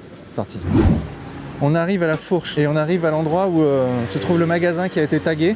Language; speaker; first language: French; native; French